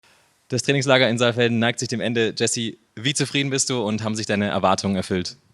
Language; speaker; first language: German; native; German